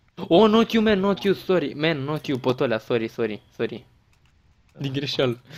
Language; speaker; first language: English; non-native, learner; Romanian